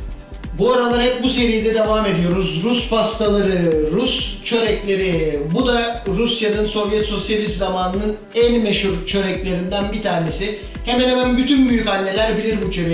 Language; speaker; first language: Turkish; native; Turkish